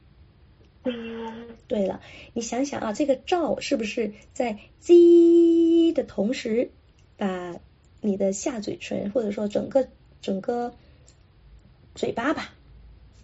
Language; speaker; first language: Chinese; non-native, local second language; Cantonese